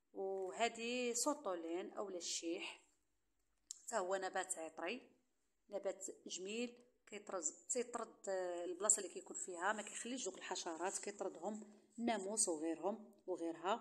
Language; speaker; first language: Arabic; native; Arabic